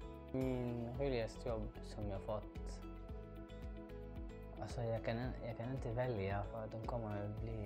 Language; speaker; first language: Swedish; non-native, learner; Arabic